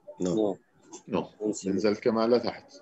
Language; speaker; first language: Arabic; native; Arabic